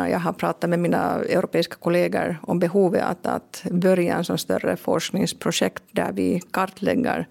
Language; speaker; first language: Swedish; non-native, local second language; Finnish